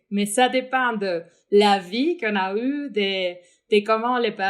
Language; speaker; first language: French; non-native, fluent; Spanish